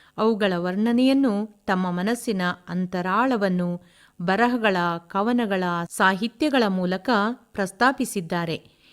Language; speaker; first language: Kannada; native; Kannada